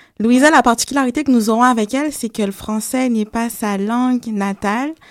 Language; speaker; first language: French; native; French